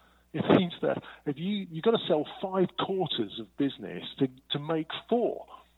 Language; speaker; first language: English; native; English